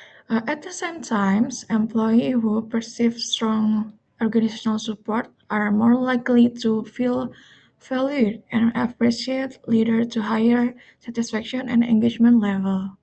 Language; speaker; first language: English; non-native, learner; Indonesian